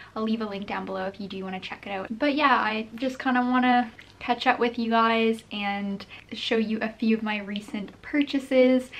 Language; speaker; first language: English; native; English